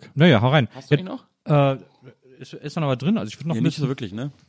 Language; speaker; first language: German; native; German